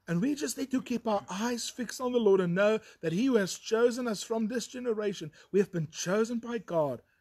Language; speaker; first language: English; non-native, local second language; Afrikaans